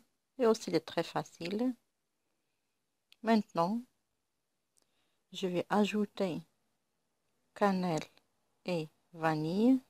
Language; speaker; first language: French; non-native, local second language; Arabic